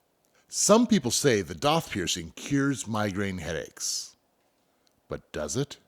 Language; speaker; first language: English; native; English